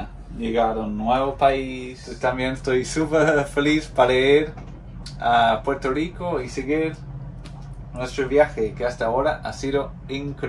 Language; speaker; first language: Spanish; non-native, fluent; English